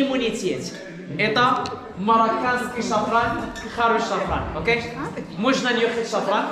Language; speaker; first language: Russian; non-native, learner; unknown